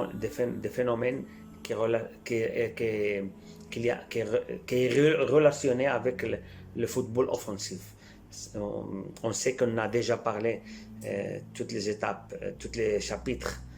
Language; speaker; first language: French; non-native, fluent; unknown